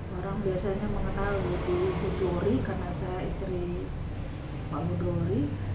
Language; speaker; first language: Indonesian; native; Indonesian